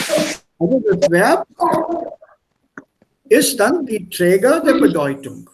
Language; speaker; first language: German; non-native, fluent; Hindi